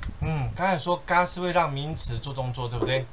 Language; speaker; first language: Chinese; native; Chinese